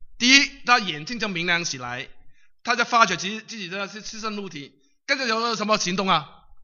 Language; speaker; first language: Chinese; non-native, local second language; Cantonese